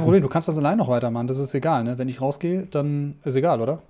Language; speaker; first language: German; native; German